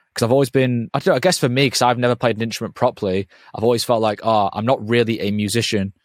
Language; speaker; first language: English; native; English